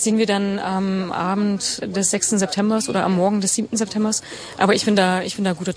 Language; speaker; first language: German; native; German